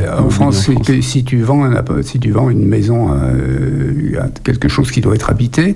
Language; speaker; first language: French; native; French